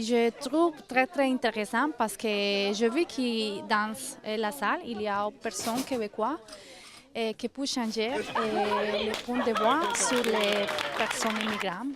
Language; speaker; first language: French; non-native, learner; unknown